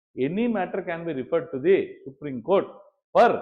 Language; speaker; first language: English; non-native, local second language; Tamil